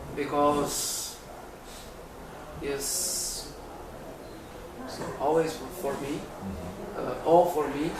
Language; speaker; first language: English; non-native, learner; Portuguese